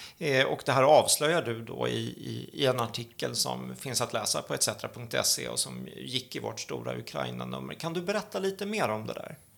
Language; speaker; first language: Swedish; native; Swedish